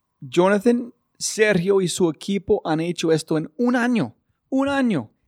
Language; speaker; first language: Spanish; non-native, fluent; English